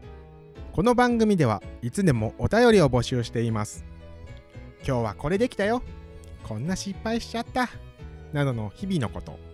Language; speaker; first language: Japanese; native; Japanese